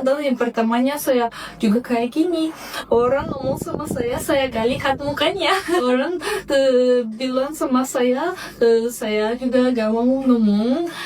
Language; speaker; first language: Indonesian; non-native, fluent; Russian